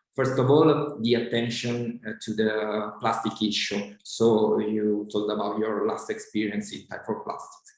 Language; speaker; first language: English; non-native, fluent; Italian